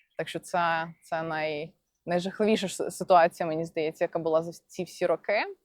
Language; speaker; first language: Ukrainian; non-native, local second language; Russian